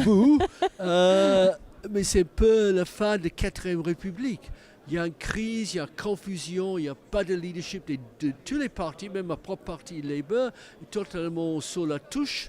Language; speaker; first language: French; non-native, fluent; English